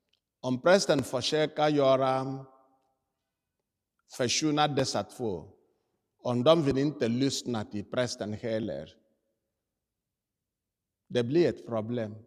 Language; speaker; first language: Swedish; non-native, fluent; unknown